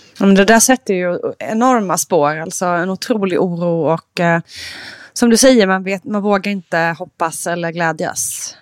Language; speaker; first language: Swedish; native; Swedish